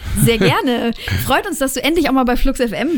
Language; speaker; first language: German; native; German